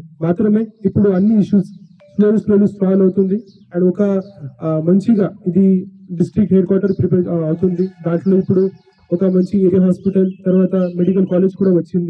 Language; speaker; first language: Telugu; non-native, learner; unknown